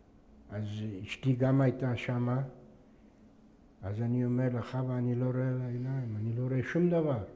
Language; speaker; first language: Hebrew; non-native, fluent; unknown